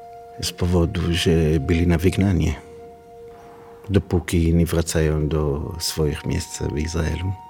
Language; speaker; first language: Polish; non-native, learner; Hebrew